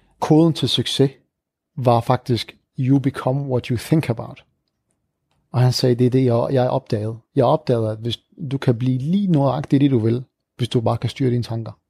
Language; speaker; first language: Danish; early bilingual, other home language; Arabic